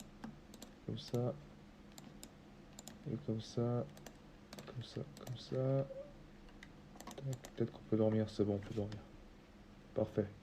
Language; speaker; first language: French; native; French